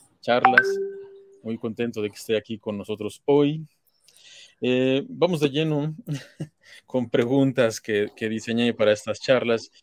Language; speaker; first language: Spanish; native; Spanish